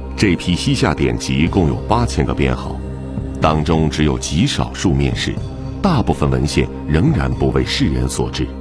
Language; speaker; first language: Chinese; native; Chinese